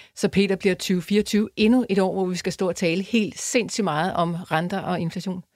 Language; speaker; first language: Danish; native; Danish